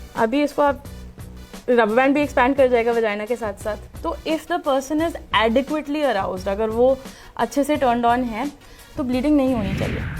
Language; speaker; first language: Hindi; native; Hindi